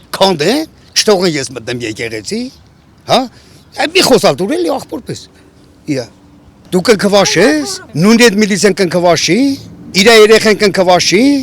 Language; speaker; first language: Armenian; native; Armenian